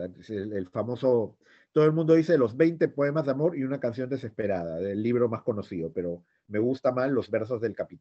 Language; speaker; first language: Spanish; native; Spanish